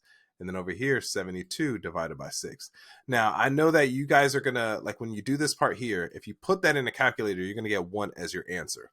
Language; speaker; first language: English; native; English